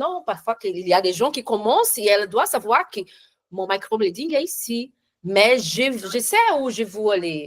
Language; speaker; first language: French; non-native, learner; Portuguese